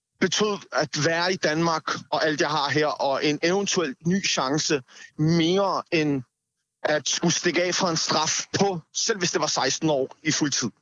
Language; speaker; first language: Danish; native; Danish